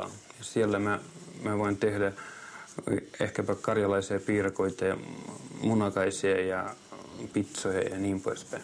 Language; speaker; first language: Finnish; non-native, fluent; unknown